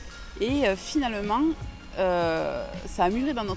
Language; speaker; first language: French; native; French